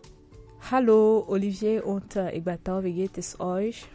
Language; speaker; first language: German; non-native, fluent; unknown